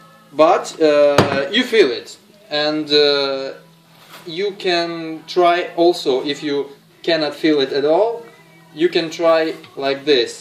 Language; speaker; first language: English; non-native, fluent; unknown